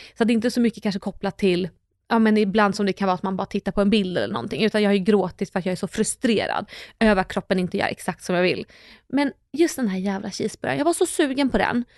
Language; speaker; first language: Swedish; early bilingual, other home language; Russian